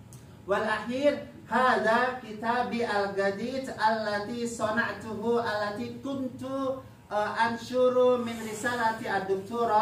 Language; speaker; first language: Arabic; non-native, fluent; Indonesian